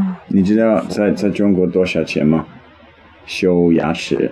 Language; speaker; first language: Chinese; non-native, learner; English